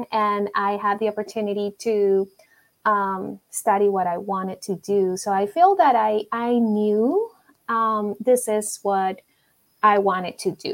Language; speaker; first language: English; non-native, fluent; Spanish